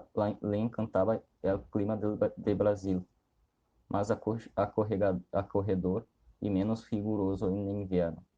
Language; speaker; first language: Spanish; non-native, learner; Portuguese